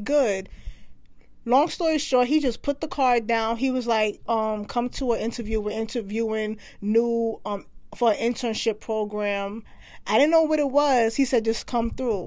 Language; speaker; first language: English; native; English